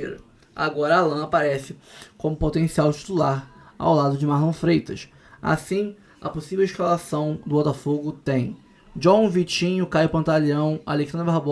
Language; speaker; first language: Portuguese; native; Portuguese